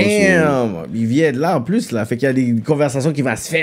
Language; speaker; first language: French; native; French